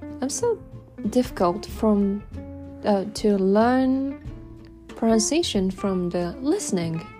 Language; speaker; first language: English; non-native, learner; Japanese